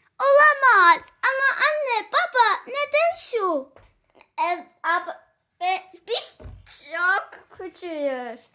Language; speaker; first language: Turkish; early bilingual, heritage; Turkish